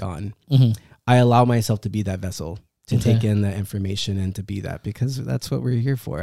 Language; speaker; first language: English; native; English